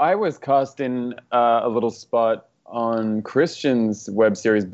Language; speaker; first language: English; native; English